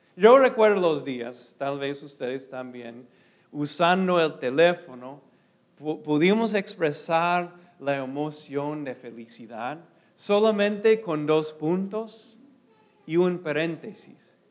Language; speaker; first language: Spanish; non-native, fluent; English